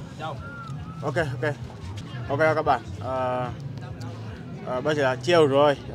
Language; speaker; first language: Vietnamese; non-native, learner; Portuguese